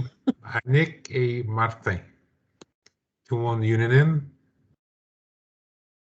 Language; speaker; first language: French; non-native, learner; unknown